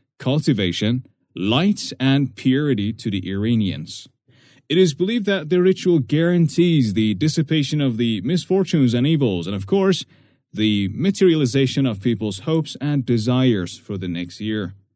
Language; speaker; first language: English; non-native, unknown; Persian